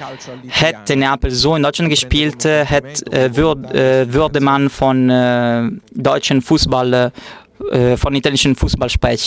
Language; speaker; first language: German; non-native, fluent; Italian